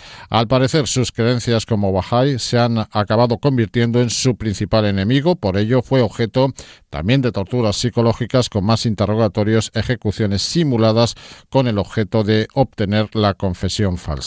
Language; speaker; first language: Spanish; native; Spanish